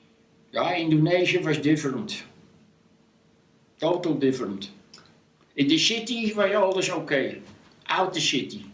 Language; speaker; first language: English; non-native, learner; Dutch